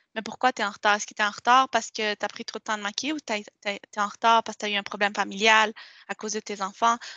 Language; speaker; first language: French; non-native, local second language; Spanish